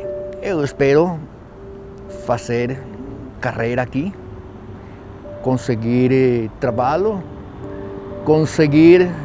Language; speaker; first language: Portuguese; non-native, learner; Spanish